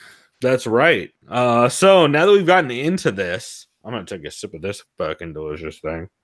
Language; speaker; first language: English; native; English